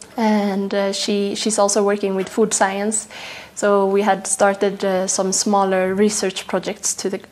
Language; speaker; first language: English; non-native, fluent; Tigrinya